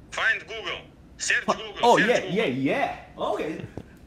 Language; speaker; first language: English; non-native, learner; Russian